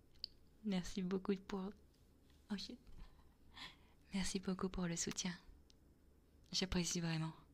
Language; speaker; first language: French; non-native, fluent; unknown